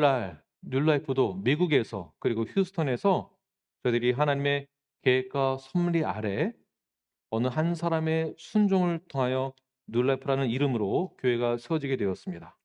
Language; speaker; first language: Korean; native; Korean